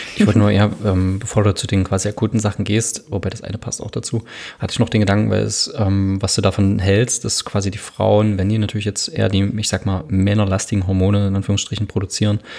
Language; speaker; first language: German; native; German